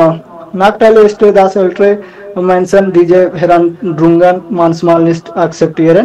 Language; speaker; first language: German; non-native, learner; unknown